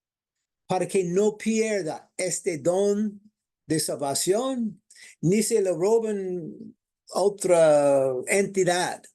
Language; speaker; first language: Spanish; non-native, fluent; English